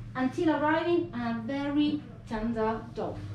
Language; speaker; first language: English; non-native, learner; Italian